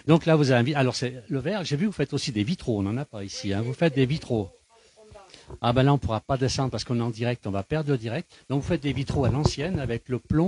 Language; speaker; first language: French; native; French